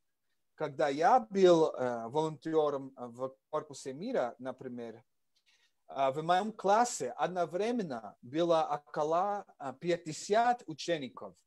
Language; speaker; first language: Russian; non-native, learner; English